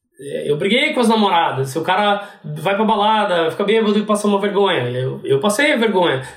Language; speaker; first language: Portuguese; native; Portuguese